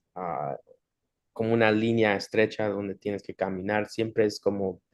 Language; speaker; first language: Spanish; early bilingual, heritage; Spanish